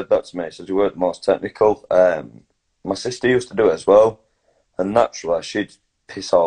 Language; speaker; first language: English; native; English